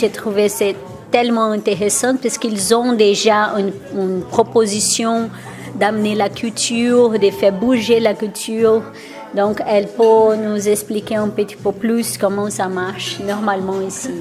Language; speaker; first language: French; non-native, fluent; Portuguese